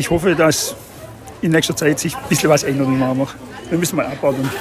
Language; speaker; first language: German; native; German